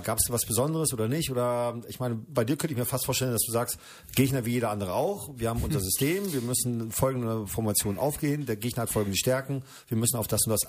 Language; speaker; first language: German; native; German